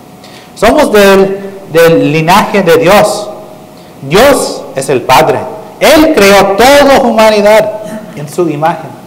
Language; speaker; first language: Spanish; non-native, fluent; English